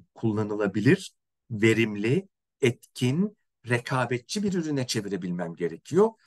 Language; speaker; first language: Turkish; native; Turkish